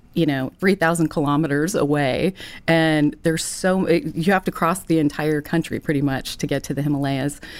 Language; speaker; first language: English; native; English